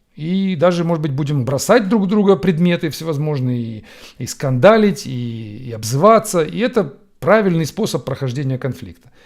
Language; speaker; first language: Russian; native; Russian